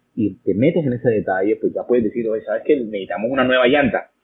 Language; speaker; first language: Spanish; native; Spanish